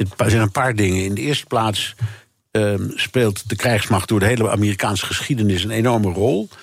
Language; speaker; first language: Dutch; native; Dutch